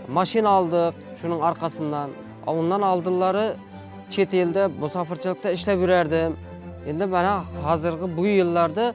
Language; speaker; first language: Uzbek; native; Uzbek